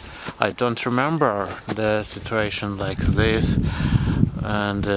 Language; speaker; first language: English; non-native, learner; Ukrainian